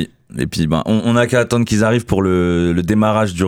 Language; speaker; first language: French; native; French